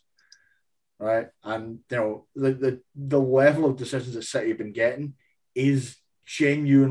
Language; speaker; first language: English; native; English